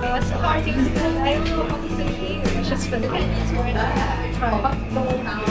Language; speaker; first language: English; non-native, learner; Chinese